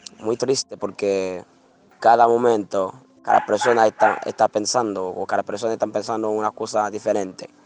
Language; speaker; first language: Spanish; non-native, learner; Haitian Creole